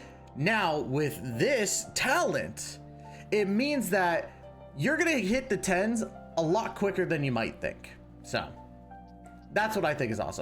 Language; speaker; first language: English; native; English